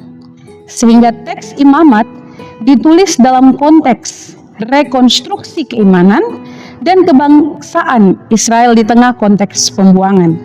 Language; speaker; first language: Indonesian; native; Indonesian